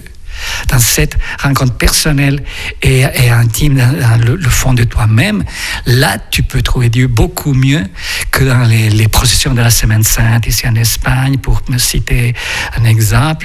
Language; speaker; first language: French; non-native, fluent; Spanish